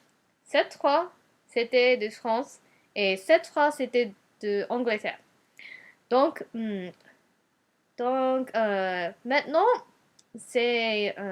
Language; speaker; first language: French; non-native, learner; Japanese